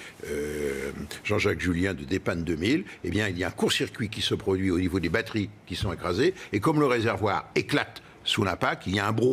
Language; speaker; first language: French; native; French